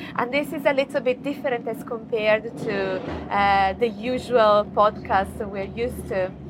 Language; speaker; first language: English; non-native, fluent; Italian